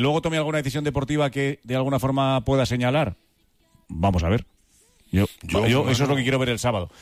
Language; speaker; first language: Spanish; native; Spanish